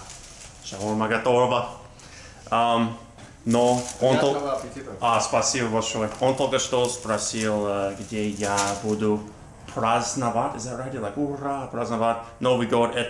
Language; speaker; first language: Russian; non-native, learner; English